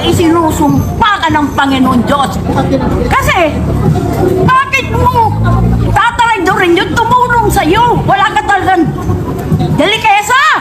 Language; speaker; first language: Filipino; non-native, local second language; Iloko